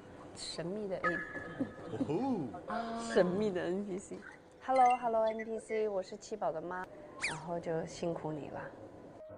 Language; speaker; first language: Chinese; native; Chinese